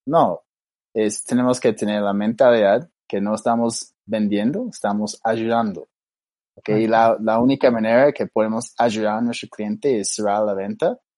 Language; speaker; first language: Spanish; non-native, fluent; English